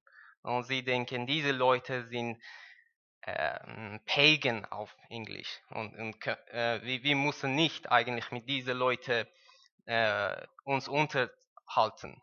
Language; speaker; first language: German; non-native, learner; Persian